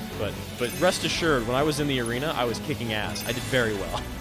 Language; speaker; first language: English; native; English